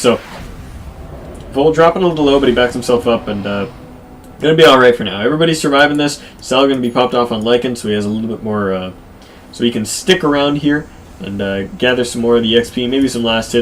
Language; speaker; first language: English; native; English